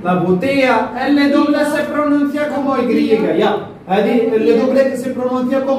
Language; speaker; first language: Spanish; non-native, fluent; Arabic